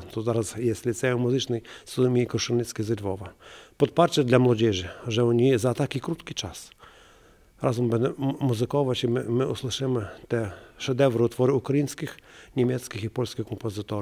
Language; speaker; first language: Polish; non-native, learner; Ukrainian